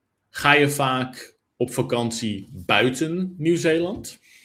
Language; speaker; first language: Dutch; native; Dutch